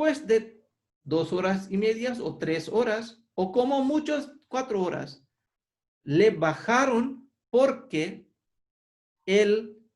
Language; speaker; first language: Spanish; non-native, fluent; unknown